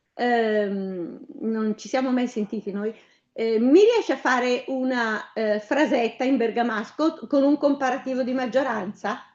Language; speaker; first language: Italian; native; Italian